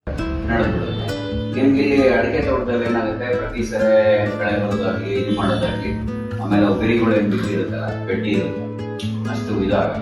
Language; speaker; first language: Kannada; native; Kannada